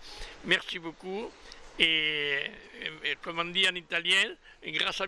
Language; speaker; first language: French; native; French